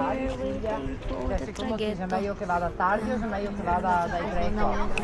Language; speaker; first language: Italian; native; Italian